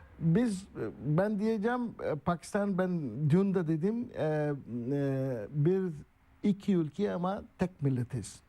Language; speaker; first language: Turkish; non-native, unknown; Urdu